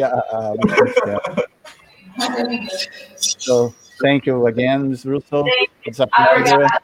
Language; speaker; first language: English; non-native, learner; Portuguese